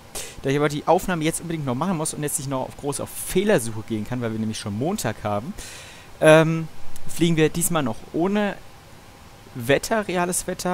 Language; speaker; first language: German; native; German